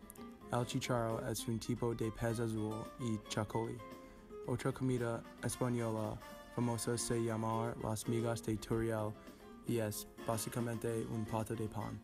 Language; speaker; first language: Spanish; non-native, learner; English